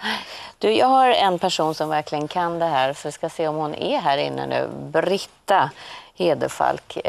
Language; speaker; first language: Swedish; native; Swedish